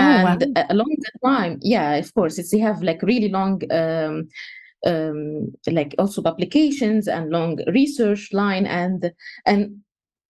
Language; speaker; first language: English; non-native, fluent; Arabic